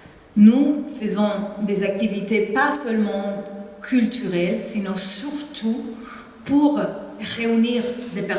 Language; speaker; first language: French; non-native, fluent; Spanish